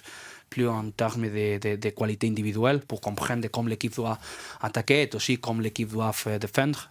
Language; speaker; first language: French; non-native, learner; Spanish